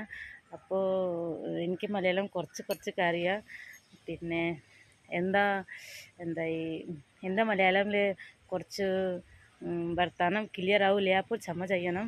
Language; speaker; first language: Malayalam; non-native, learner; Hindi